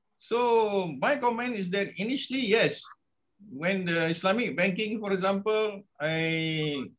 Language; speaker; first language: English; non-native, local second language; Malay